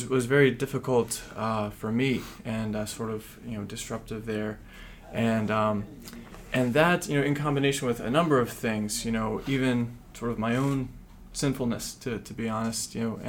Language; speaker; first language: English; native; English